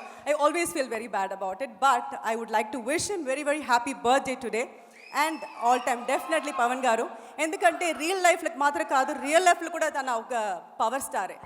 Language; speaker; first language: Telugu; non-native, fluent; Tamil